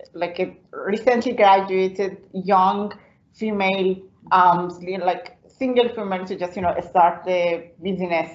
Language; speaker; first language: English; non-native, fluent; Persian